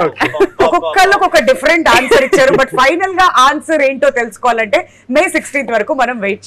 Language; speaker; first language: Telugu; native; Telugu